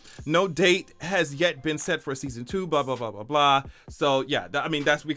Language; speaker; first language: English; native; English